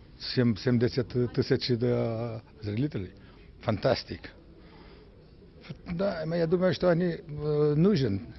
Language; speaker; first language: Russian; non-native, learner; Romanian